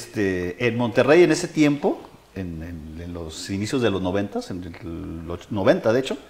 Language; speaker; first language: Spanish; native; Spanish